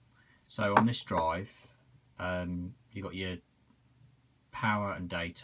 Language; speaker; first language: English; native; English